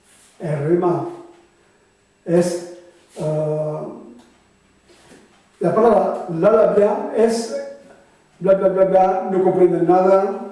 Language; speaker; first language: Spanish; non-native, fluent; French